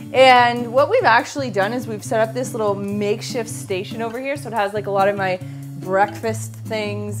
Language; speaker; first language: English; native; English